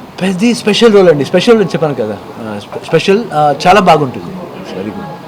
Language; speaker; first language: Telugu; non-native, learner; Kannada